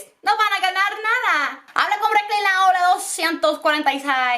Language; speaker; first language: Spanish; non-native, fluent; English